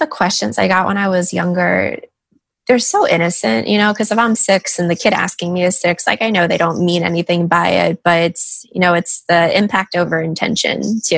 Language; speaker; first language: English; native; English